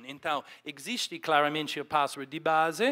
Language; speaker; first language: Portuguese; non-native, fluent; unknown